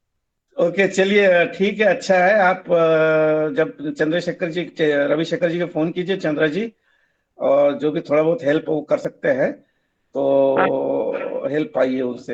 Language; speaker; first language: Hindi; native; Hindi